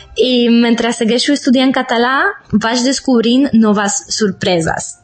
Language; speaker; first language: Catalan; non-native, fluent; Polish